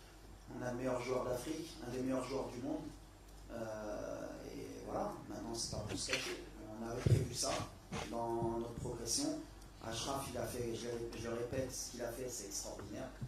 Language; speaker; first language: French; native; French